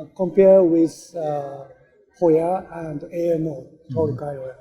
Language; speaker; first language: English; non-native, learner; Japanese